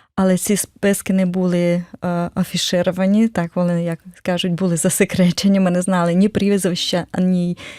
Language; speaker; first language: Ukrainian; native; Ukrainian